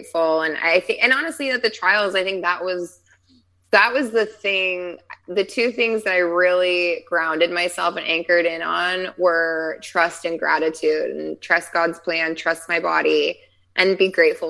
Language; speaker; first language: English; native; English